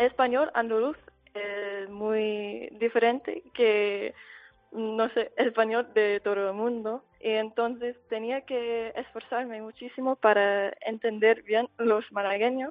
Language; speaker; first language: Spanish; non-native, fluent; English